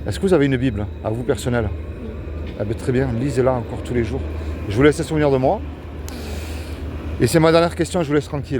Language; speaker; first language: French; native; French